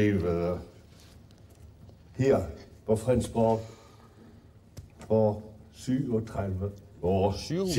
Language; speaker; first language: Danish; non-native, fluent; French